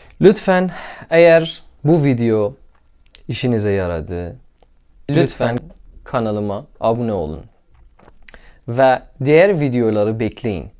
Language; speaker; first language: Turkish; non-native, learner; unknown